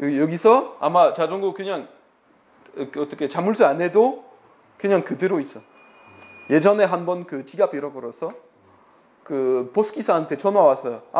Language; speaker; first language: Korean; non-native, fluent; French